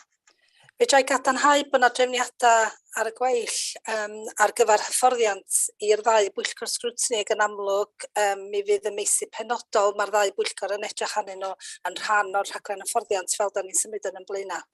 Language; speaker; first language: Welsh; native; Welsh